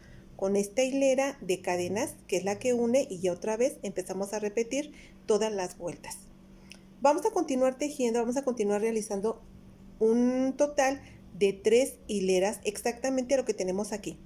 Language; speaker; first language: Spanish; native; Spanish